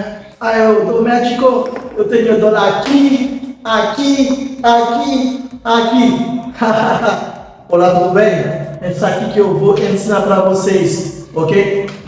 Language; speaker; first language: Portuguese; non-native, local second language; Haitian Creole